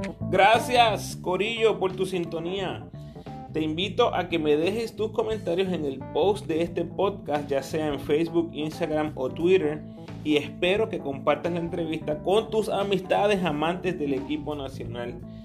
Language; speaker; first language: Spanish; native; Spanish